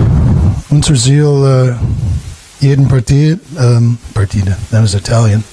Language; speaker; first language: German; non-native, learner; English